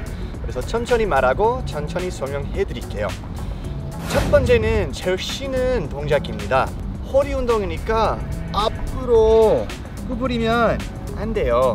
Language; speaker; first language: Korean; non-native, fluent; English